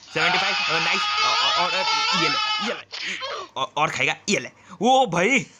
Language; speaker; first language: Hindi; native; Hindi